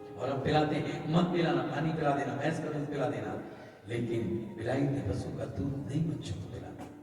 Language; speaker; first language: Hindi; native; Hindi